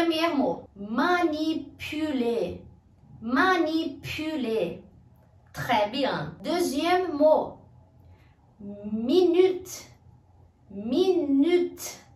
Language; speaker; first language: French; non-native, fluent; Portuguese